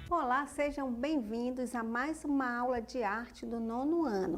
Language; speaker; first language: Portuguese; native; Portuguese